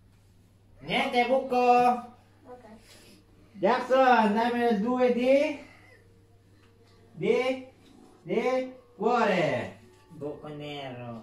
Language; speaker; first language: Italian; early bilingual, other home language; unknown